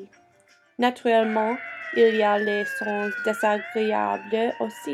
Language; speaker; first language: French; non-native, learner; English